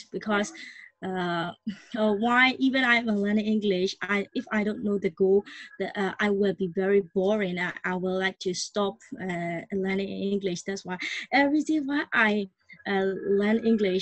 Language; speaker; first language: English; non-native, learner; Burmese